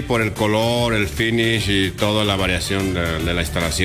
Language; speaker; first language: Spanish; native; Spanish